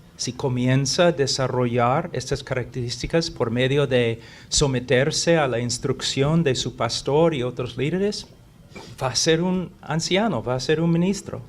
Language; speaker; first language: Spanish; non-native, fluent; English